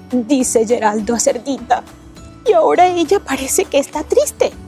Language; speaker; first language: Spanish; native; Spanish